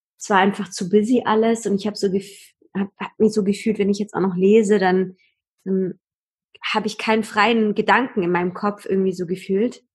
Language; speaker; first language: German; early bilingual, other home language; Persian